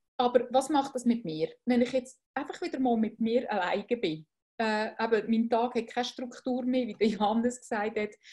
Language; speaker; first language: German; native; German